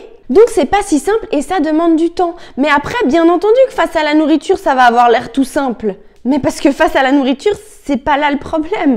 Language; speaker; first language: French; native; French